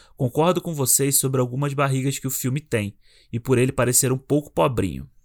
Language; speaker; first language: Portuguese; native; Portuguese